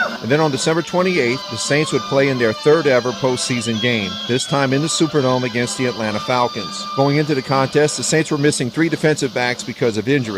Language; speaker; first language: English; native; English